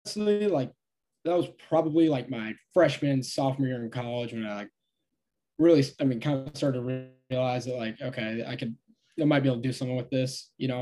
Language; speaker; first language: English; native; English